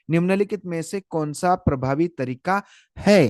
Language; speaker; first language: Hindi; non-native, local second language; Marathi